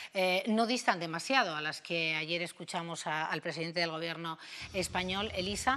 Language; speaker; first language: Spanish; native; Spanish